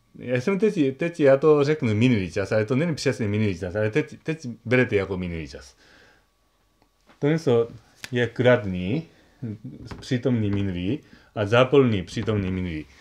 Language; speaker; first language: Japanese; non-native, learner; Czech